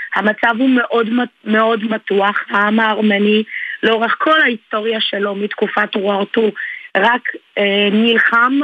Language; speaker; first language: Hebrew; early bilingual, other home language; Armenian